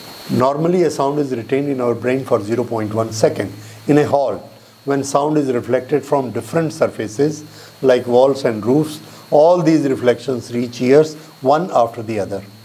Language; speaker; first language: English; non-native, local second language; Hindi